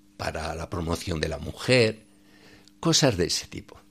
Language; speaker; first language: Spanish; native; Spanish